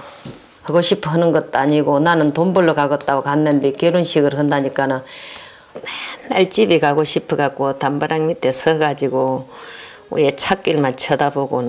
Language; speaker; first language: Korean; native; Korean